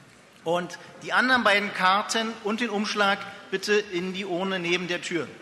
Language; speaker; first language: German; native; German